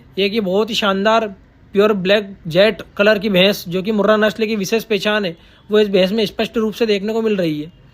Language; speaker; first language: Hindi; native; Hindi